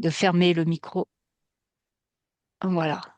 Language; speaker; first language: French; native; French